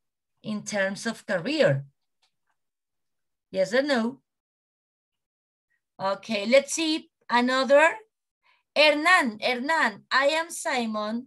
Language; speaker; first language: English; non-native, learner; Spanish